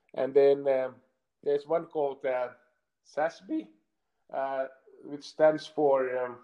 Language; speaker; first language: English; non-native, fluent; Finnish